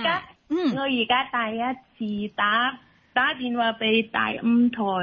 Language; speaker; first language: Cantonese; non-native, learner; Indonesian